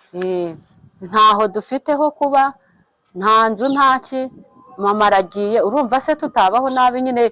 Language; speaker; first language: Kinyarwanda; native; Kinyarwanda